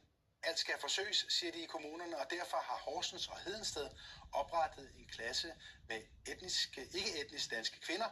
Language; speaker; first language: Danish; native; Danish